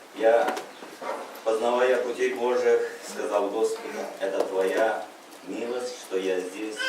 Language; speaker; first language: Russian; non-native, local second language; Uzbek